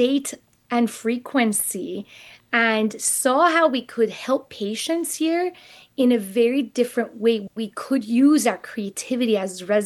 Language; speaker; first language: English; non-native, fluent; Persian